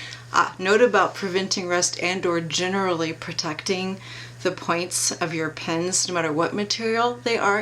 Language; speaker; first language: English; native; English